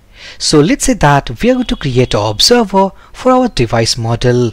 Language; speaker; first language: English; non-native, local second language; Hindi